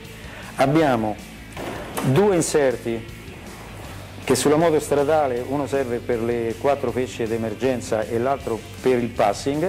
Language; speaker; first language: Italian; native; Italian